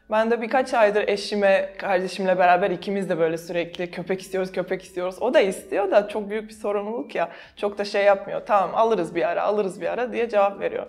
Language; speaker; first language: Turkish; non-native, fluent; Serbian